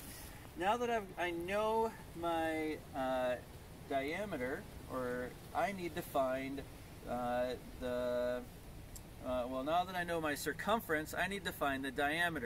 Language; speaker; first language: English; native; English